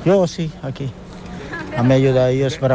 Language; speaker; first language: Spanish; non-native, learner; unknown